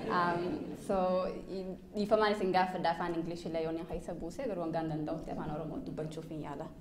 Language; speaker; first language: Oromo; early bilingual, heritage; Oromo